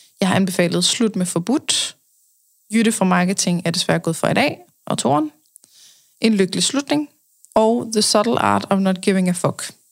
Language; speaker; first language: Danish; native; Danish